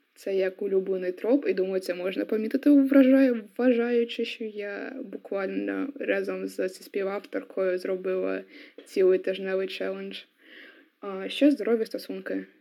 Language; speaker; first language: Ukrainian; non-native, local second language; Russian